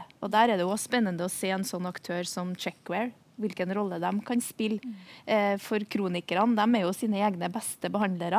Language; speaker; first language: Norwegian; native; Norwegian